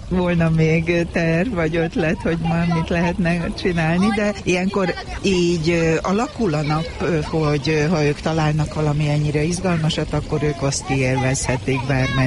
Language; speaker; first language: Hungarian; native; Hungarian